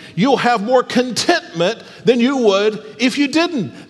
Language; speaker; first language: English; native; English